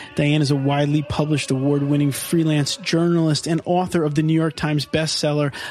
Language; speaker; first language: English; native; English